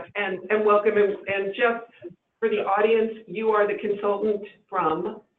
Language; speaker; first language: English; native; English